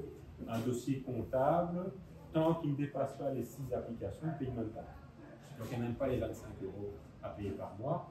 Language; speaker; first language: French; native; French